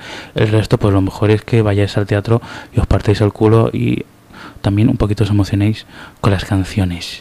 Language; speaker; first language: Spanish; native; Spanish